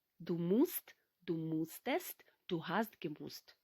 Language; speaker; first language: German; non-native, fluent; Ukrainian